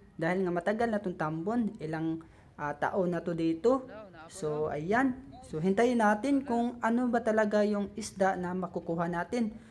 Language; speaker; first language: Filipino; non-native, local second language; Cebuano